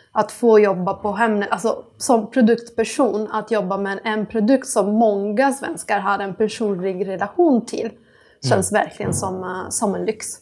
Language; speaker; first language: Swedish; non-native, fluent; Italian